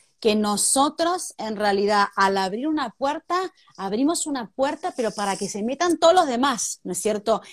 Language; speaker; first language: Spanish; native; Spanish